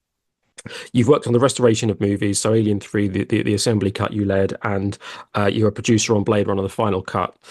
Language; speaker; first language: English; native; English